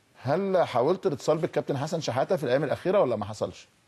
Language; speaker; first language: Arabic; native; Arabic